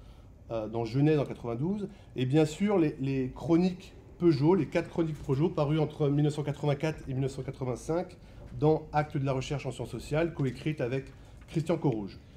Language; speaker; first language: French; native; French